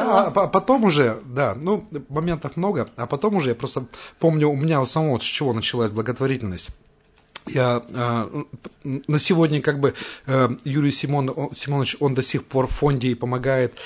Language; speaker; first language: Russian; native; Russian